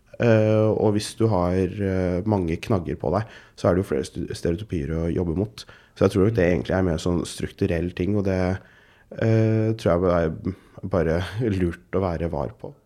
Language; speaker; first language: Norwegian; early bilingual, other home language; Urdu